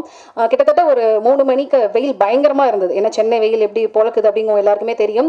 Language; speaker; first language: Tamil; native; Tamil